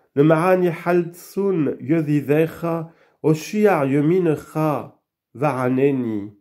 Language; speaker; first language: Hebrew; non-native, learner; French